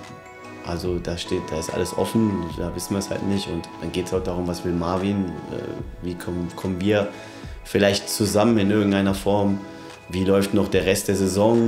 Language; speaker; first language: German; native; German